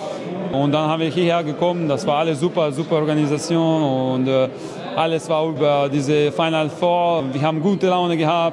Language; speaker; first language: German; non-native, learner; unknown